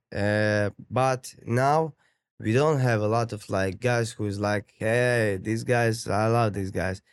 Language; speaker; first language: English; non-native, learner; Ukrainian